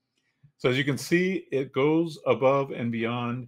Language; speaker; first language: English; native; English